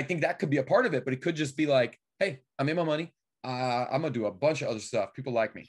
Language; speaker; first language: English; native; English